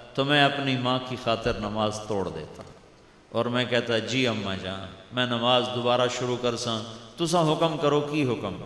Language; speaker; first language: Urdu; non-native, local second language; Punjabi